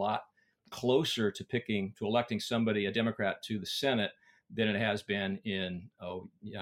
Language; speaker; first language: English; native; English